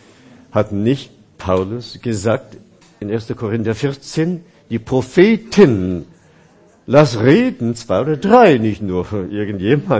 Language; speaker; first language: German; non-native, fluent; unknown